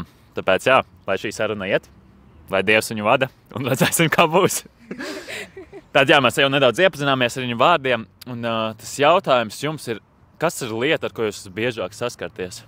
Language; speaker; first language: Latvian; native; Latvian